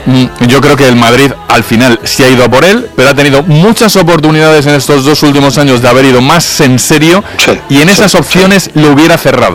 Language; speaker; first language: Spanish; native; Spanish